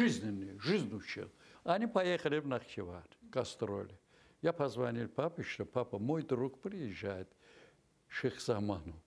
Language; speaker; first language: Russian; non-native, local second language; Azerbaijani